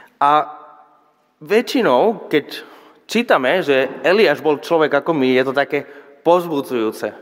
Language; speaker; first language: Slovak; non-native, fluent; Spanish